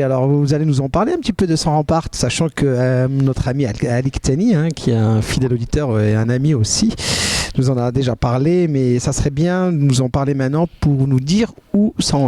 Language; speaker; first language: French; non-native, local second language; Arabic